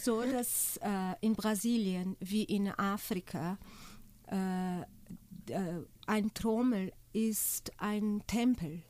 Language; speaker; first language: German; non-native, fluent; Portuguese